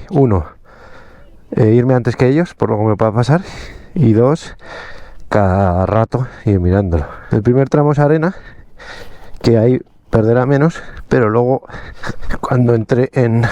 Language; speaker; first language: Spanish; native; Spanish